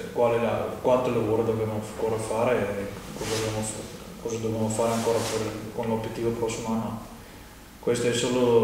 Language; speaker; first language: Italian; non-native, fluent; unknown